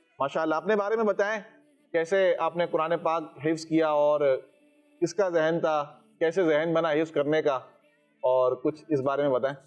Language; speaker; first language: Urdu; native; Urdu